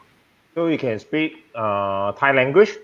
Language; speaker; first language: English; non-native, learner; Cantonese